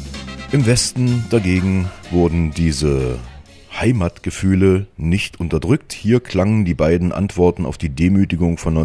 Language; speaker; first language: German; native; German